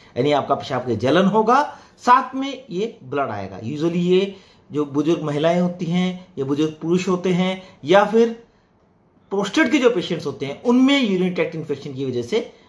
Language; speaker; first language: Hindi; native; Hindi